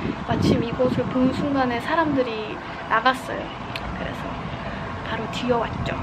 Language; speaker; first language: Korean; non-native, fluent; Estonian